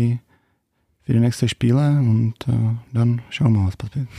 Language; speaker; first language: German; non-native, learner; Czech